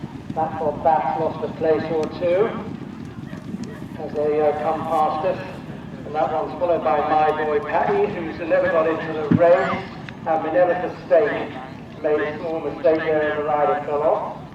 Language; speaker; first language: English; native; English